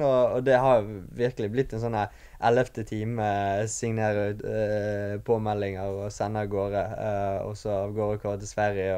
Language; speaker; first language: Norwegian; native; Norwegian